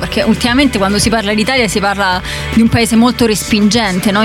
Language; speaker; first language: Italian; native; Italian